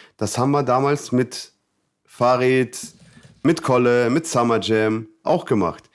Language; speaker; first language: German; non-native, fluent; Russian